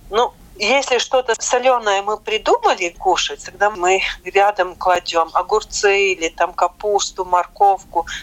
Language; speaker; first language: Russian; non-native, local second language; Latvian